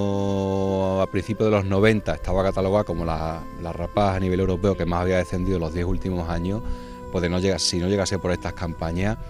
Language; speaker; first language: Spanish; native; Spanish